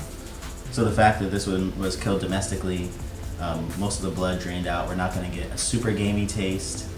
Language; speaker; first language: English; native; English